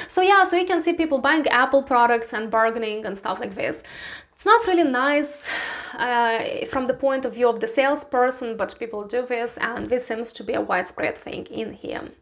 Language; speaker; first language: English; non-native, fluent; Romanian